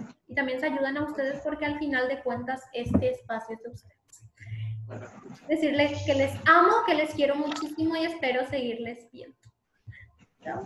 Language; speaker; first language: Spanish; native; Spanish